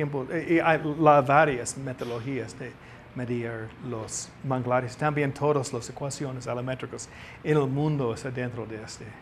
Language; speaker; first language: Spanish; non-native, learner; English